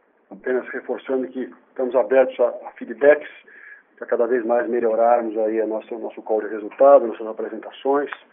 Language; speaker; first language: Portuguese; native; Portuguese